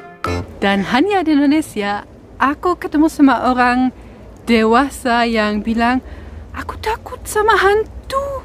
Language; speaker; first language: Indonesian; non-native, fluent; German